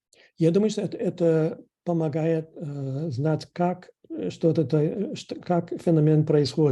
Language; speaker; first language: Russian; non-native, fluent; English